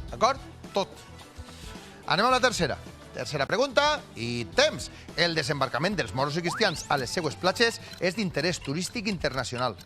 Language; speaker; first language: Catalan; native; Catalan